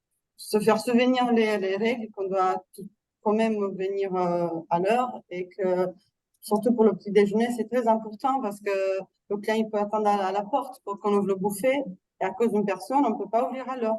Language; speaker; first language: French; non-native, fluent; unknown